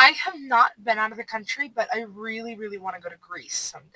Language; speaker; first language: English; native; English